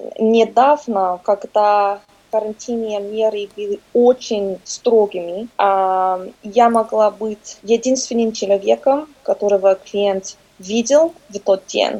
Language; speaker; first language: Russian; non-native, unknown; English